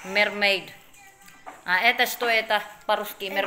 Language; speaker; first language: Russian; non-native, learner; Filipino